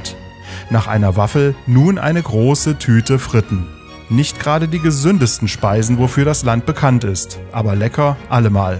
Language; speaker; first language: German; native; German